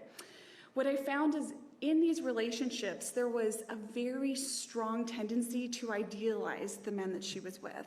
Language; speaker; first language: English; native; English